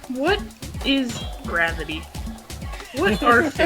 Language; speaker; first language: English; native; English